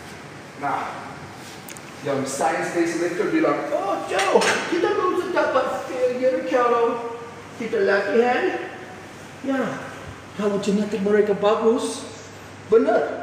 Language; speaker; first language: Indonesian; non-native, fluent; English